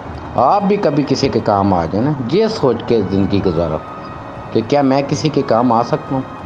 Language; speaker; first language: Urdu; native; Urdu